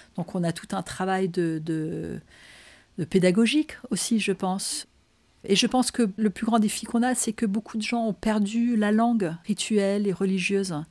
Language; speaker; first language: French; non-native, fluent; Danish